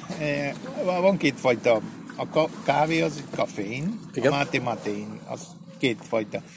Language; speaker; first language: Hungarian; early bilingual, heritage; Spanish